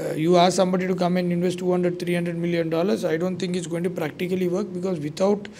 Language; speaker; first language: English; non-native, local second language; Sinhala